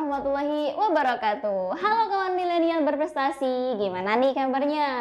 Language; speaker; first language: Indonesian; native; Indonesian